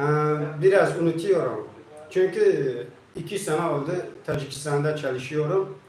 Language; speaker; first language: Turkish; non-native, learner; Tajik